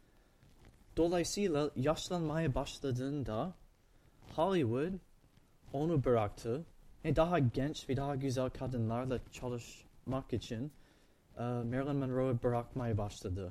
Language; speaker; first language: Turkish; non-native, fluent; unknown